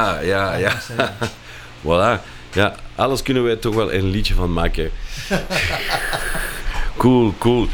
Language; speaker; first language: Dutch; non-native, fluent; Spanish